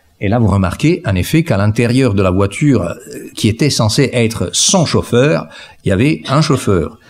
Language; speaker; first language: French; non-native, fluent; Italian